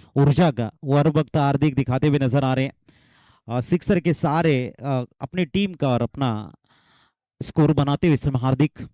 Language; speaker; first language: Hindi; non-native, local second language; Marathi